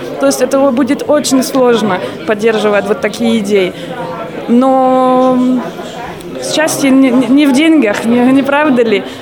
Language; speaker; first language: Russian; non-native, fluent; French